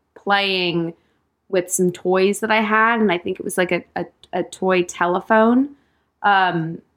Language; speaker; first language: English; native; English